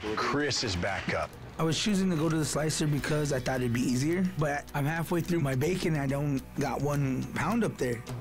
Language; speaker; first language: English; native; English